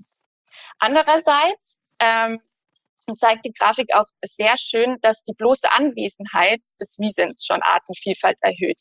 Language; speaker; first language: German; native; German